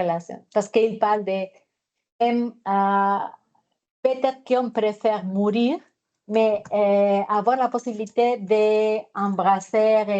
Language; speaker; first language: French; non-native, fluent; Spanish